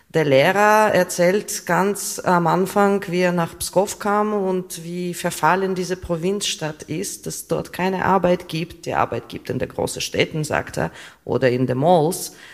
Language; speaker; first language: German; non-native, fluent; Russian